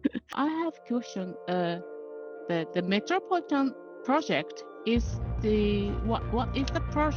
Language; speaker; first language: English; non-native, learner; Japanese